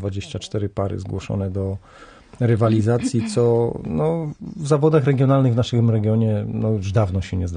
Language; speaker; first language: Polish; native; Polish